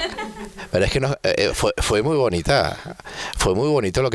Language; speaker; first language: Spanish; native; Spanish